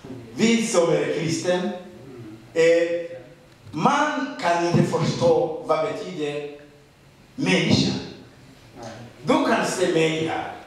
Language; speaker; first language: Swedish; non-native, learner; Rundi